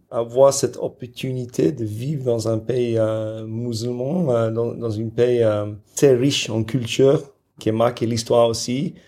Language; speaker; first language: French; non-native, fluent; English